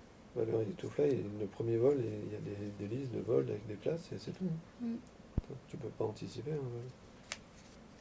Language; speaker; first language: French; native; French